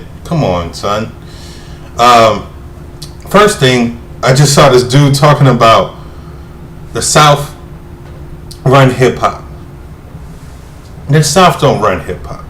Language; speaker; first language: English; native; English